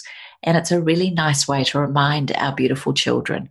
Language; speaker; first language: English; native; English